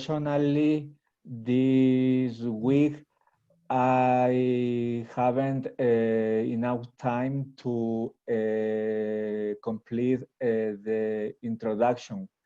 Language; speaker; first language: English; non-native, learner; Spanish